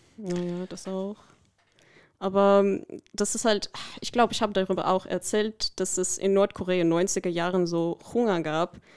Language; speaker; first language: German; non-native, fluent; Korean